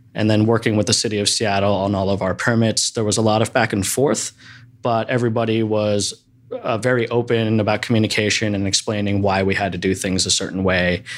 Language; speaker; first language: English; native; English